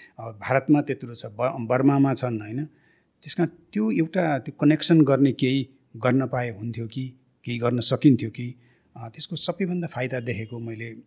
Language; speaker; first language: Nepali; native; Nepali